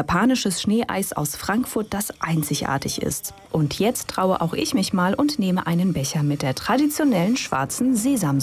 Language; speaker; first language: German; native; German